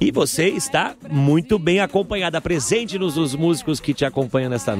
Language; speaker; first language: Portuguese; native; Portuguese